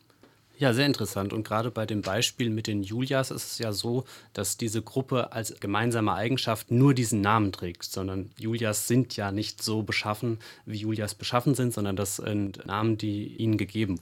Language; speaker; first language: German; native; German